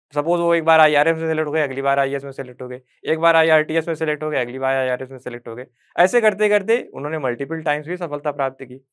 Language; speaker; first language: Hindi; native; Hindi